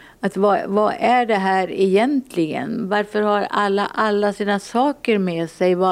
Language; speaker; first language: Swedish; early bilingual, other home language; Finnish